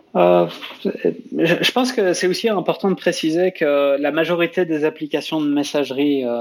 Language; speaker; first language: French; native; French